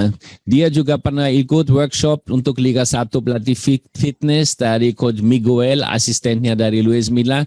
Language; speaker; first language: Indonesian; non-native, learner; German